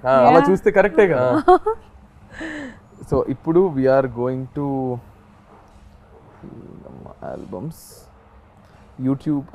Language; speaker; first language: Telugu; native; Telugu